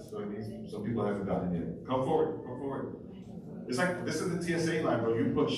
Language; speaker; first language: English; early bilingual, other home language; Spanish